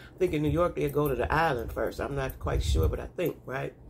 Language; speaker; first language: English; native; English